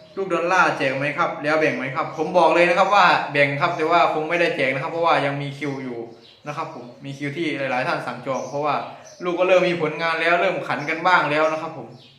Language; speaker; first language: Thai; native; Thai